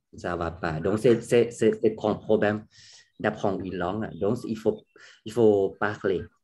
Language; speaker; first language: French; non-native, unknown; Thai